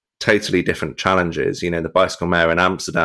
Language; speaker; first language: English; native; English